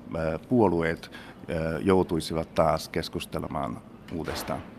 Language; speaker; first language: Finnish; non-native, fluent; Hungarian